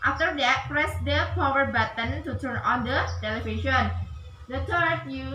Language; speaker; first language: English; non-native, learner; Indonesian